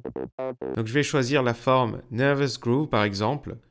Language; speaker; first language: French; native; French